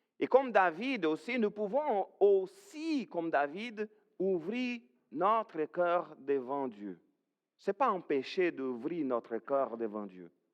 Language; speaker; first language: French; non-native, fluent; Portuguese